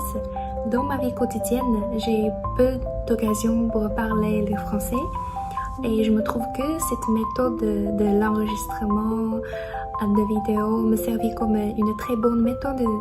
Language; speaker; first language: French; non-native, learner; Chinese